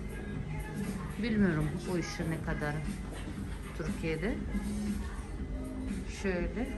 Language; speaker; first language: Turkish; non-native, learner; Russian